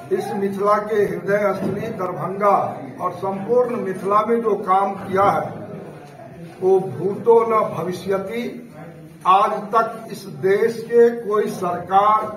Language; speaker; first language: Hindi; native; Hindi